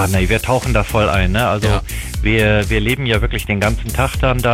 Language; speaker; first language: German; native; German